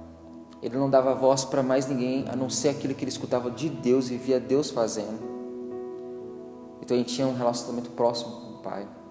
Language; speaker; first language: Portuguese; native; Portuguese